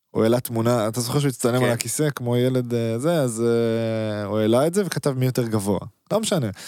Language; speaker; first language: Hebrew; native; Hebrew